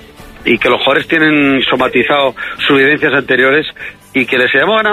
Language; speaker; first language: Spanish; native; Spanish